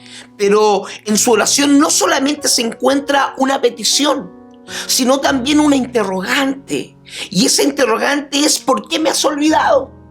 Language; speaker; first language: Spanish; native; Spanish